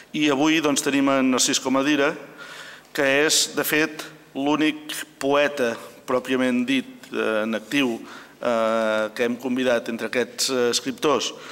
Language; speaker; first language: Catalan; native; Catalan